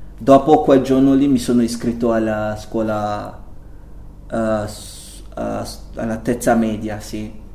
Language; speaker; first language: Italian; non-native, fluent; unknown